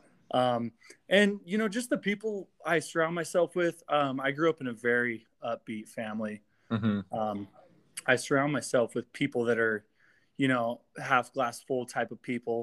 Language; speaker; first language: English; native; English